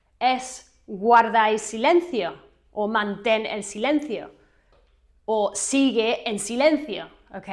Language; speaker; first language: Spanish; non-native, fluent; English